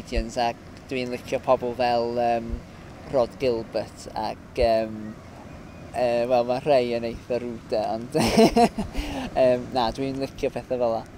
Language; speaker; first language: Welsh; non-native, fluent; English